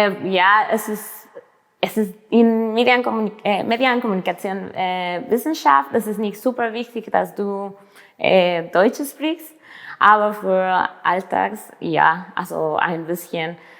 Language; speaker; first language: German; non-native, learner; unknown